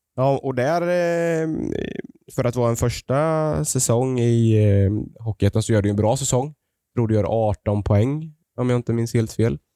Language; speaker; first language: Swedish; native; Swedish